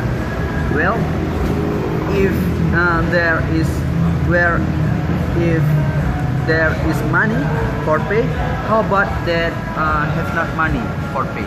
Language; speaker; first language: English; non-native, learner; Indonesian